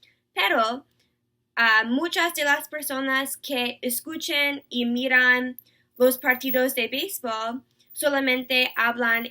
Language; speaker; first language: Spanish; non-native, learner; English